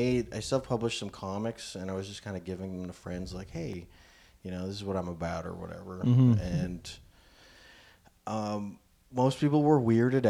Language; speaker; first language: English; non-native, local second language; Filipino